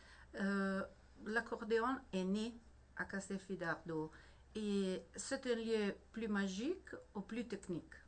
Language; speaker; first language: French; non-native, learner; Italian